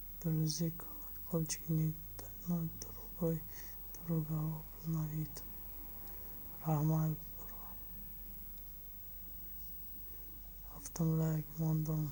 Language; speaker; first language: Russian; non-native, learner; Tajik